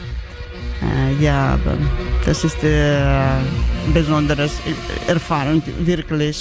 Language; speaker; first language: German; non-native, learner; Georgian